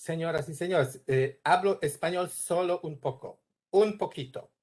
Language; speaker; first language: Spanish; non-native, learner; Polish